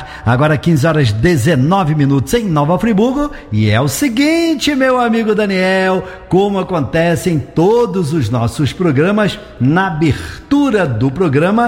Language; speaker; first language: Portuguese; native; Portuguese